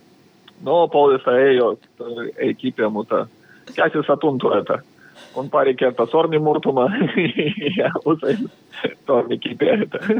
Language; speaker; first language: Finnish; non-native, learner; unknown